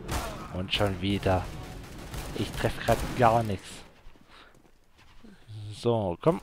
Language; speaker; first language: German; native; German